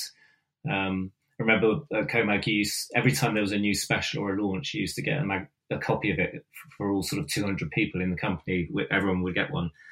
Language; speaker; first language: English; native; English